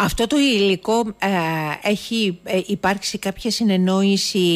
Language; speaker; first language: Greek; native; Greek